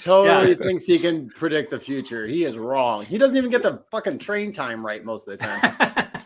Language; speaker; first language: English; native; English